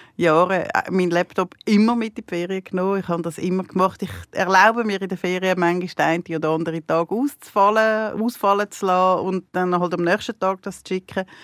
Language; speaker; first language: German; native; German